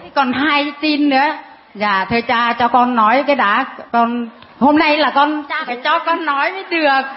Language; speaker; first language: Vietnamese; non-native, local second language; Muong